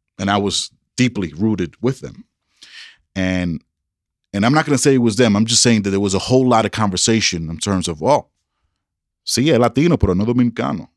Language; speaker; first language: English; early bilingual, other home language; Spanish